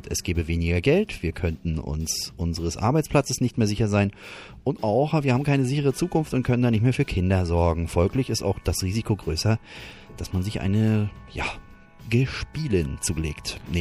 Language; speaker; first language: German; native; German